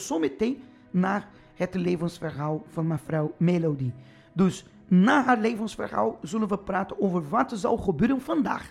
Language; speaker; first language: Dutch; non-native, fluent; Portuguese